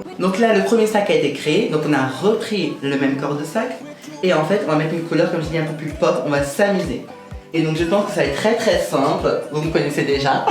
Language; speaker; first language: French; native; French